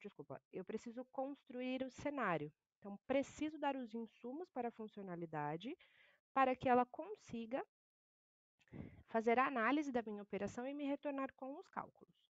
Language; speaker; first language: Portuguese; native; Portuguese